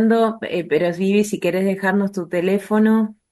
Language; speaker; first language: Spanish; native; Spanish